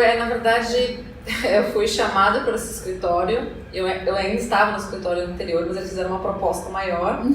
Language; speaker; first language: Portuguese; native; Portuguese